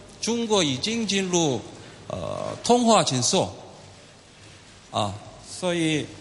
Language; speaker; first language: Chinese; non-native, fluent; Korean